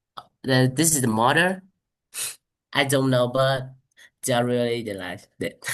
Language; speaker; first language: English; non-native, learner; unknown